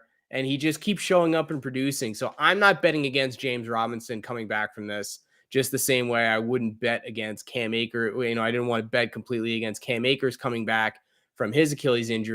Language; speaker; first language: English; native; English